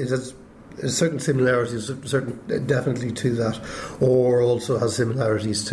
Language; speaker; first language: English; native; English